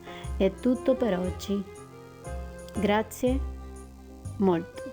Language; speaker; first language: Italian; non-native, learner; Spanish